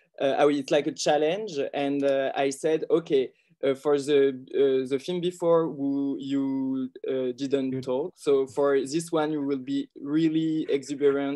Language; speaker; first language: English; non-native, learner; French